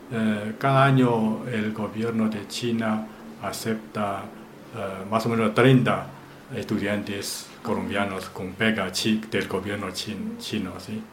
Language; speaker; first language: Spanish; non-native, fluent; Chinese